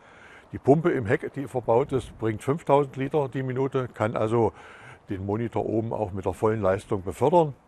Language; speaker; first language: German; native; German